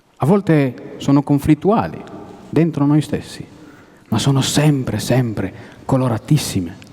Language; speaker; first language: Italian; non-native, fluent; Hebrew